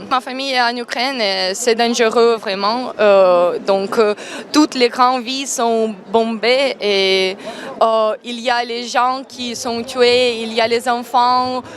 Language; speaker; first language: French; non-native, learner; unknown